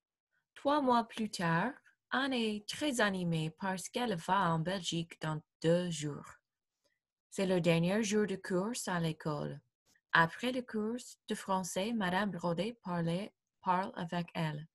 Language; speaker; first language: French; non-native, fluent; English